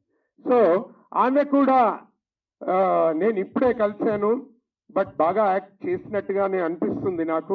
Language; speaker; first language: Telugu; native; Telugu